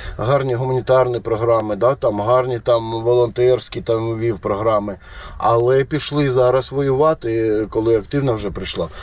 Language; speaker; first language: Ukrainian; non-native, local second language; Russian